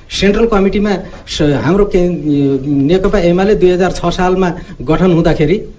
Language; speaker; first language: Nepali; non-native, local second language; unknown